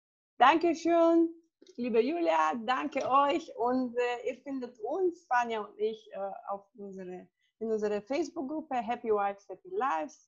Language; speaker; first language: German; non-native, fluent; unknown